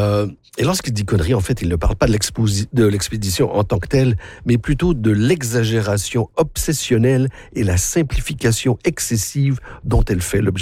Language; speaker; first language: French; native; French